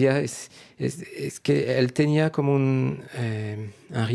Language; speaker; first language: Spanish; non-native, fluent; French